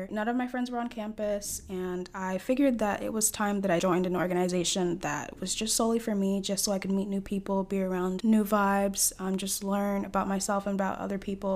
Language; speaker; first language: English; early bilingual, other home language; Haitian Creole